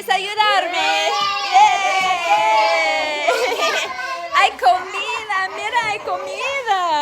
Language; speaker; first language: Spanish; non-native, learner; English